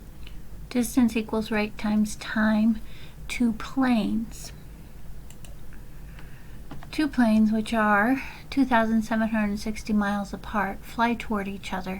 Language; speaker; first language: English; native; English